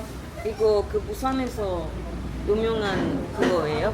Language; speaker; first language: Korean; non-native, fluent; Malayalam